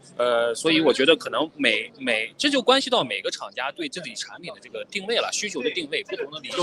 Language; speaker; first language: Chinese; native; Chinese